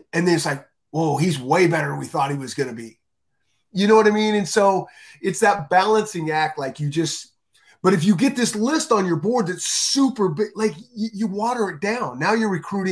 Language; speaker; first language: English; native; English